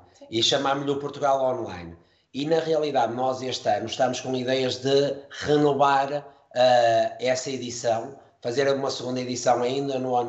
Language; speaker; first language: Portuguese; native; Portuguese